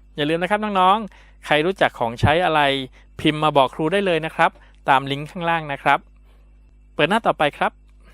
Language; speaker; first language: Thai; native; Thai